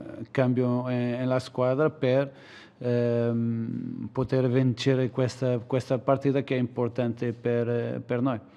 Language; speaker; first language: Italian; non-native, learner; Portuguese